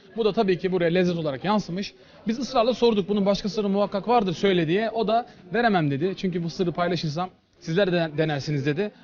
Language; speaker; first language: Turkish; native; Turkish